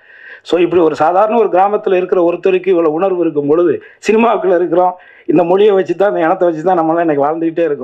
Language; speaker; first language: Tamil; native; Tamil